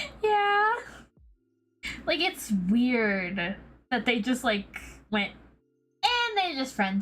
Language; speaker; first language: English; native; English